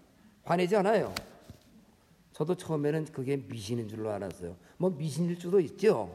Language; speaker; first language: Korean; native; Korean